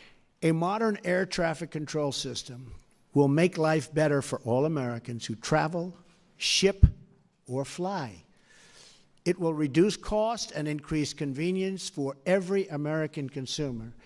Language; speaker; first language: English; native; English